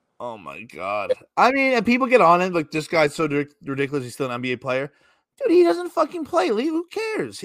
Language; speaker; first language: English; native; English